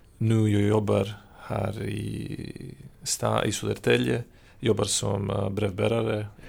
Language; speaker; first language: Swedish; non-native, learner; Serbian